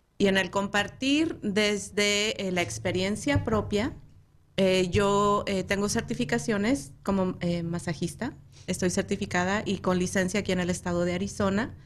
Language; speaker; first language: Spanish; native; Spanish